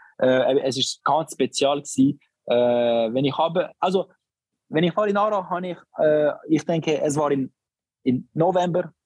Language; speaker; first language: German; non-native, learner; Albanian